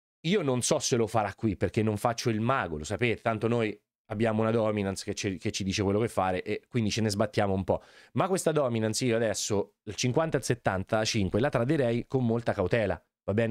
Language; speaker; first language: Italian; native; Italian